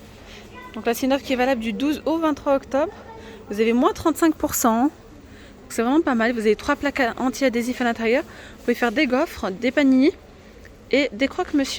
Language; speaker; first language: French; native; French